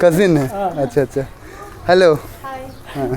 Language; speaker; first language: Hindi; non-native, local second language; Bangla